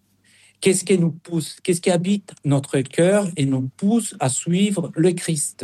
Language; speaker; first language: French; non-native, fluent; Spanish